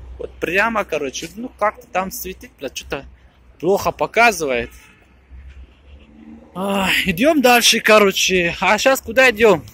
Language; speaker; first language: Russian; non-native, fluent; Tajik